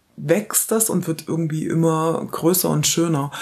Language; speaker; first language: German; native; German